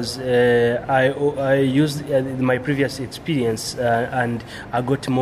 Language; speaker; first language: English; non-native, local second language; Kinyarwanda